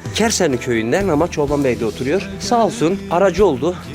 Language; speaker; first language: Turkish; native; Turkish